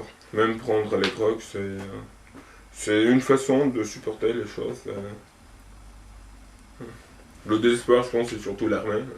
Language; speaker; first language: French; non-native, local second language; Arabic